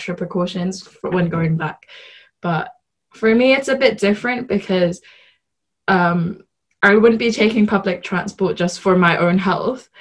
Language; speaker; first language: English; non-native, local second language; Cantonese